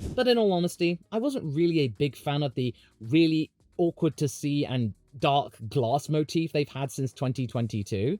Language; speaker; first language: English; native; English